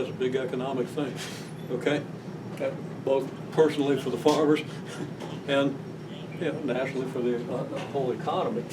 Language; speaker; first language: English; native; English